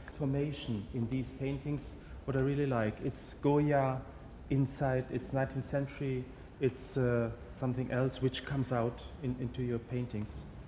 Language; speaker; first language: English; non-native, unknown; German